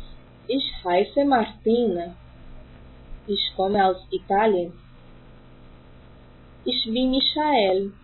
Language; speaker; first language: German; non-native, fluent; Portuguese